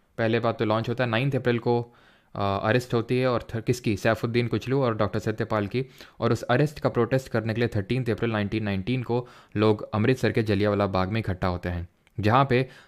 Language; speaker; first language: Hindi; native; Hindi